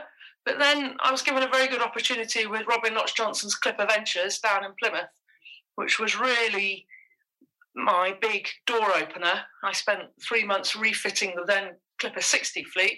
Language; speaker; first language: English; native; English